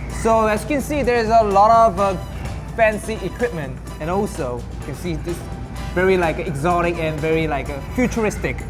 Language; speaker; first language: English; non-native, fluent; Korean